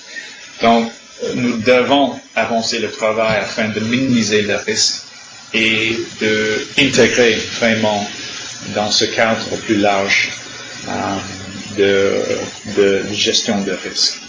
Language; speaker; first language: French; non-native, learner; English